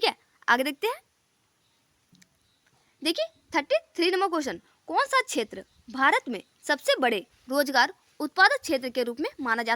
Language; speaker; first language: Hindi; native; Hindi